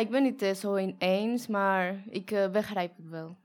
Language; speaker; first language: Dutch; non-native, learner; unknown